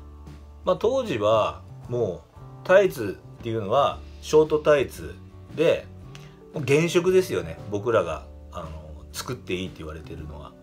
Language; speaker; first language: Japanese; native; Japanese